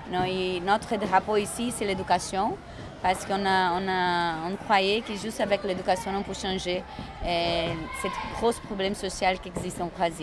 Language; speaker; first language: French; non-native, fluent; Portuguese